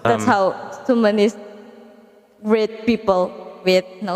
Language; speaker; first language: English; non-native, learner; Indonesian